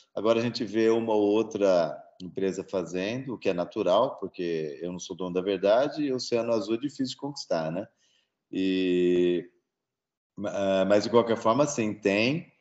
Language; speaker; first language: Portuguese; native; Portuguese